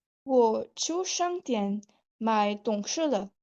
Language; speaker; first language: Chinese; non-native, learner; Urdu